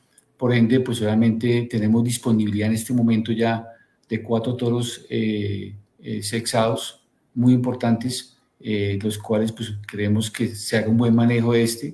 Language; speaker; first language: Spanish; native; Spanish